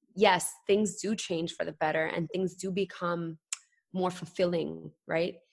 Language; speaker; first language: English; native; English